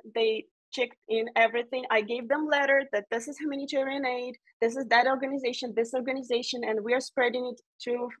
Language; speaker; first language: English; non-native, fluent; Ukrainian